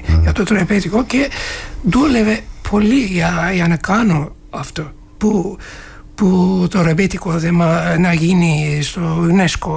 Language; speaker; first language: Greek; non-native, fluent; Turkish